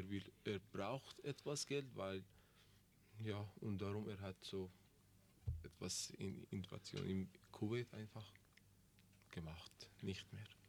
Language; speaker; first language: German; non-native, learner; Persian